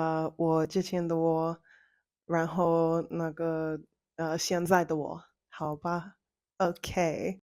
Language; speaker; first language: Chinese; non-native, fluent; English